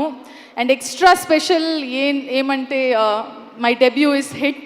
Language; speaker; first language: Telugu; non-native, learner; Kannada